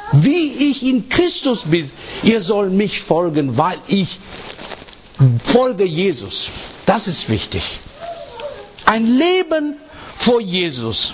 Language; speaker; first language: German; non-native, fluent; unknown